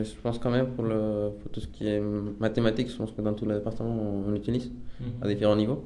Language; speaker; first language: French; non-native, fluent; Spanish